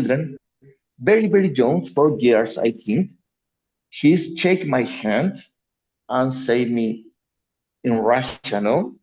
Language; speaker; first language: English; non-native, learner; Spanish